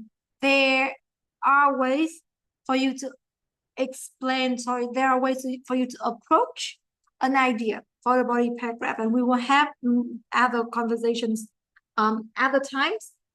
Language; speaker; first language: English; non-native, fluent; Vietnamese